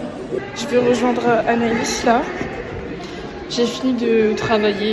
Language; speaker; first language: French; native; French